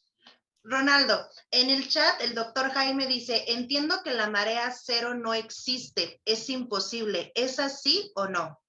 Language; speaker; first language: Spanish; native; Spanish